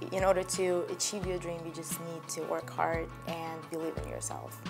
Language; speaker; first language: English; non-native, fluent; Russian